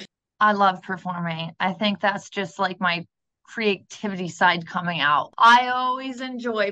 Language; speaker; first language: English; native; English